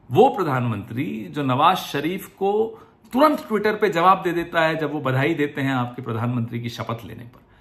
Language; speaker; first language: Hindi; native; Hindi